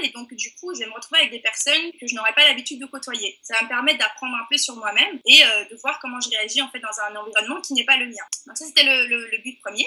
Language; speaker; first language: French; early bilingual, other home language; Persian